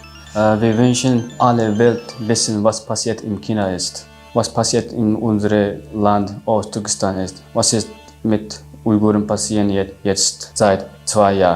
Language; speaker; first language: German; non-native, learner; Uyghur